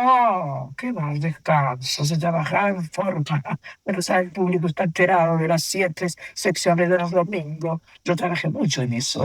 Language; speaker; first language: Spanish; native; Spanish